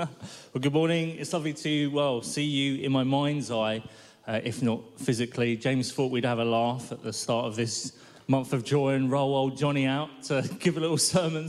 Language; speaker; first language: English; native; English